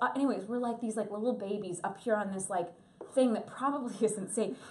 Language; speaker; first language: English; native; English